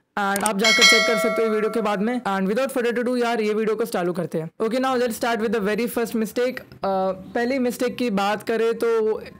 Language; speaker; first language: Hindi; native; Hindi